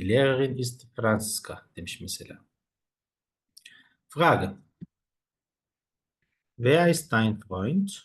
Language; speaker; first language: German; non-native, fluent; Turkish